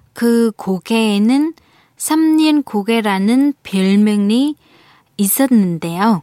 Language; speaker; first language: Korean; non-native, fluent; Vietnamese